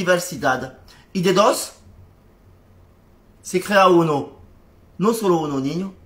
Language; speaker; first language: Spanish; non-native, learner; French